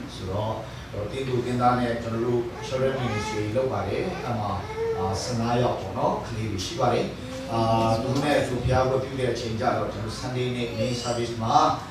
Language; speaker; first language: Burmese; non-native, local second language; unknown